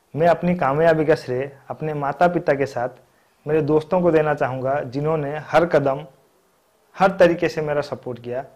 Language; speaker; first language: Hindi; non-native, local second language; Odia